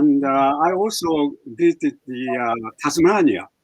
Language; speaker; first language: English; non-native, fluent; Japanese